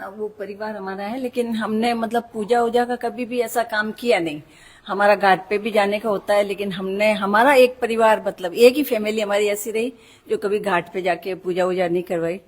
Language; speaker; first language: Hindi; native; Hindi